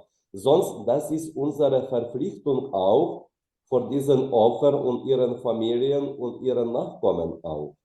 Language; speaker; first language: German; non-native, fluent; Ukrainian